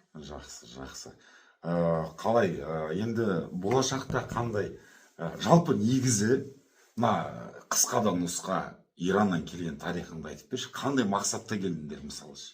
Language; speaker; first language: Kazakh; native; Kazakh